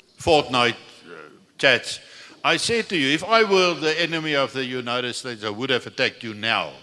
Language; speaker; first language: English; non-native, local second language; Afrikaans